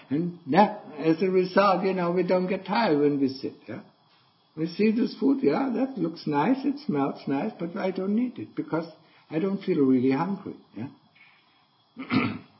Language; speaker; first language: English; non-native, fluent; German